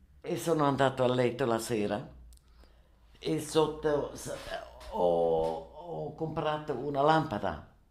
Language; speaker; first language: Italian; non-native, learner; German